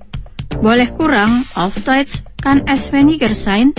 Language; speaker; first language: German; non-native, fluent; Indonesian